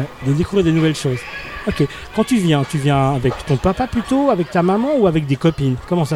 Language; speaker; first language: French; native; French